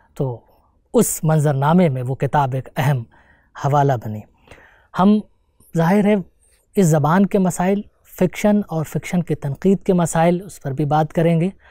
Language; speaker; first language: Hindi; native; Hindi